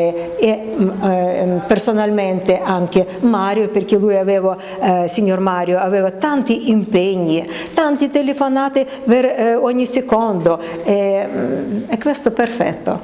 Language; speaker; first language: Italian; non-native, learner; Russian